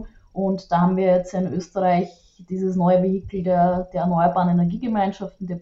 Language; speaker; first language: German; native; German